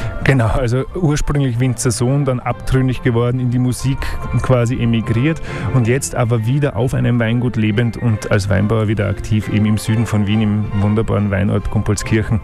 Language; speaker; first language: German; native; German